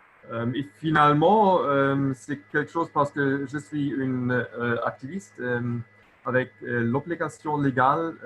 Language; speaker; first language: French; non-native, local second language; German